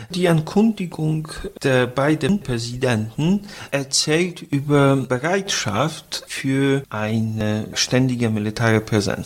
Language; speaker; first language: German; non-native, fluent; Polish